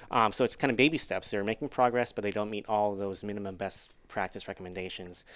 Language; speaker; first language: English; native; English